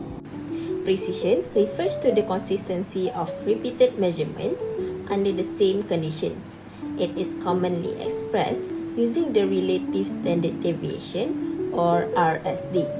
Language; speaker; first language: English; non-native, local second language; Malay